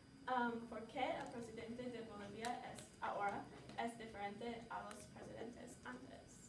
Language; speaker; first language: Spanish; non-native, learner; English